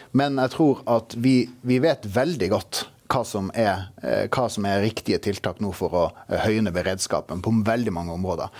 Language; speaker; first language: Norwegian; native; Norwegian